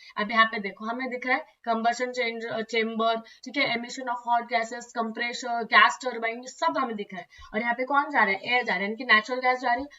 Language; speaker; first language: Hindi; non-native, local second language; Marathi